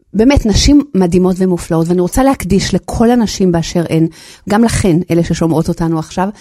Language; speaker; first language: Hebrew; native; Hebrew